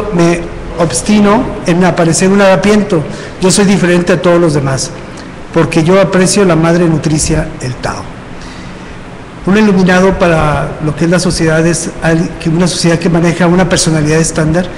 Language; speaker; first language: Spanish; native; Spanish